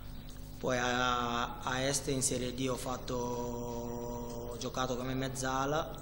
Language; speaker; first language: Italian; non-native, fluent; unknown